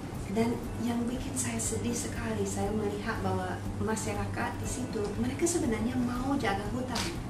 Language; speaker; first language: Indonesian; non-native, fluent; English